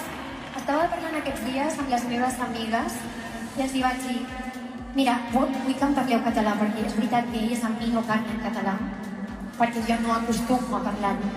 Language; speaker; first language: Catalan; non-native, local second language; Spanish